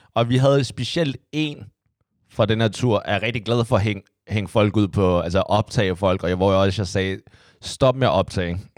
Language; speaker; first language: Danish; non-native, fluent; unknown